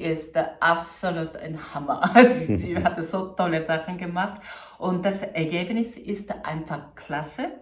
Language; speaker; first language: German; non-native, fluent; Korean